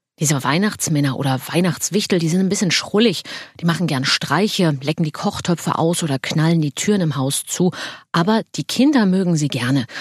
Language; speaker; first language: German; native; German